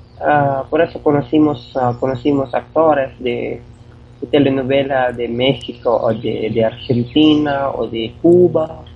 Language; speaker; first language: Spanish; non-native, fluent; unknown